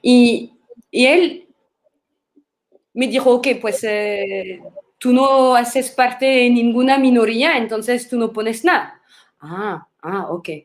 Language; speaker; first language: Spanish; non-native, fluent; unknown